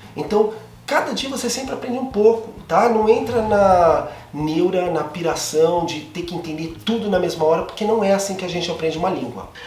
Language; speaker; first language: Portuguese; native; Portuguese